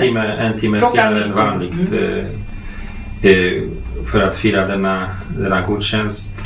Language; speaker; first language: Swedish; non-native, fluent; Polish